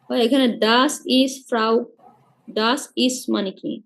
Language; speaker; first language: German; non-native, learner; Bangla